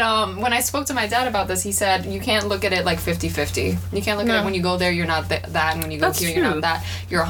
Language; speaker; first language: English; early bilingual, other home language; Albanian